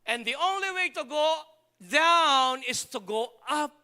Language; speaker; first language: English; non-native, local second language; Filipino